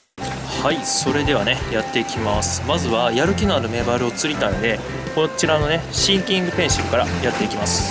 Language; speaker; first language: Japanese; native; Japanese